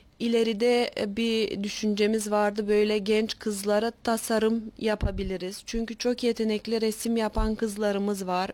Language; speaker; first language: Turkish; native; Turkish